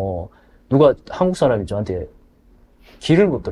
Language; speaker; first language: Korean; native; Korean